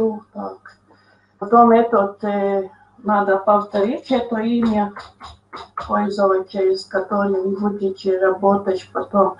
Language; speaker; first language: Russian; non-native, local second language; Latvian